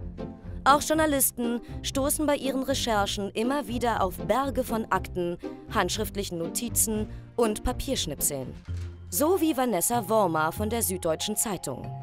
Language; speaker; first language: German; native; German